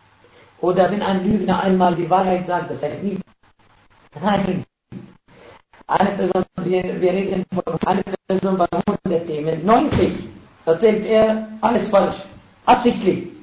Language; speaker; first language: German; non-native, fluent; Arabic